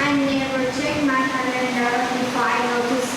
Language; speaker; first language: English; non-native, learner; Vietnamese